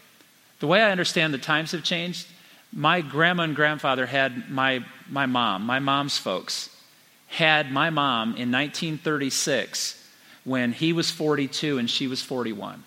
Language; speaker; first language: English; native; English